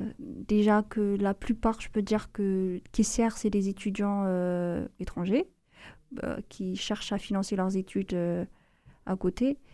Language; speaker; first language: French; non-native, fluent; Amharic